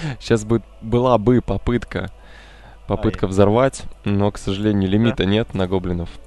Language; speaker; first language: Russian; native; Russian